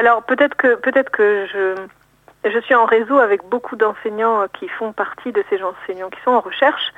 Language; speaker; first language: French; native; French